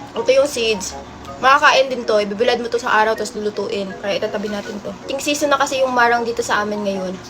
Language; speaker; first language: Filipino; non-native, local second language; Cebuano